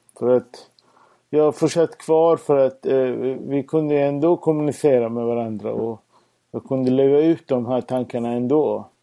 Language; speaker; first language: Swedish; non-native, fluent; Persian